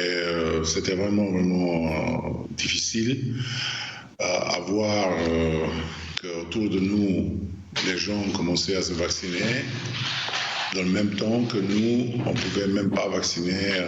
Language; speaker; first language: French; non-native, fluent; Albanian